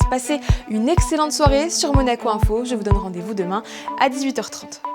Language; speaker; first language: French; native; French